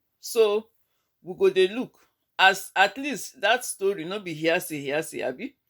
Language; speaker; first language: Nigerian Pidgin; native; Nigerian Pidgin